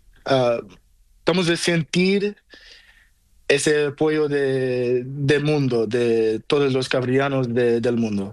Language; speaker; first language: Spanish; non-native, learner; Portuguese